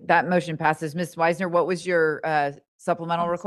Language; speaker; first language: English; native; English